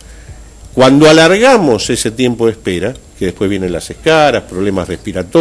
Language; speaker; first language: Spanish; native; Spanish